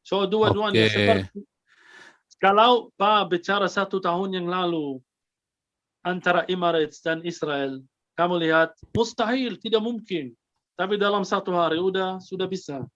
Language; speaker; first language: Indonesian; non-native, fluent; Arabic